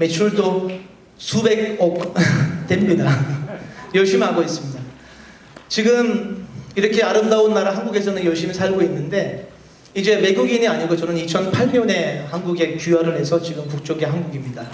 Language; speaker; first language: Korean; non-native, fluent; Turkish